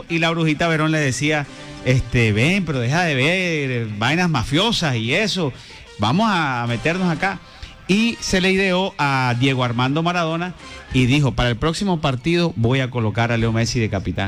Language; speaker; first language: Spanish; native; Spanish